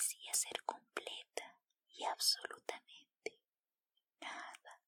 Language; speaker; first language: Spanish; native; Spanish